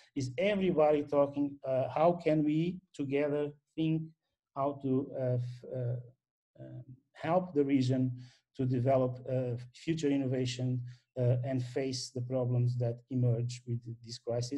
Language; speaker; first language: English; non-native, fluent; Portuguese